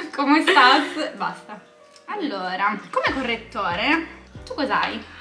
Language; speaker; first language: Italian; native; Italian